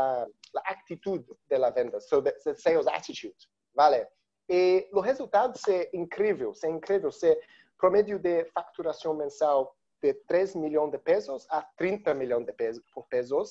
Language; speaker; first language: Spanish; non-native, learner; Portuguese